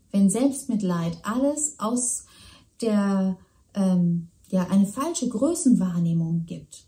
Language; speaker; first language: German; native; German